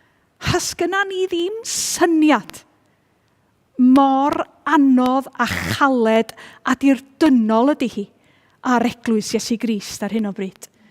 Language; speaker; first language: Welsh; native; Welsh